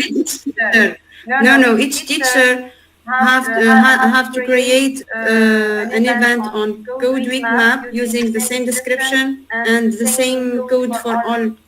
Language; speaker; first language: English; non-native, learner; Arabic